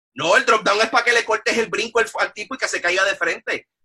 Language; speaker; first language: Spanish; native; Spanish